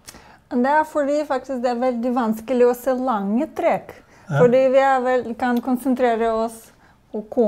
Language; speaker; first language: Norwegian; non-native, fluent; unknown